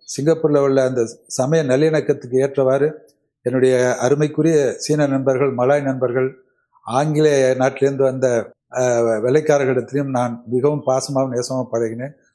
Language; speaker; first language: Tamil; native; Tamil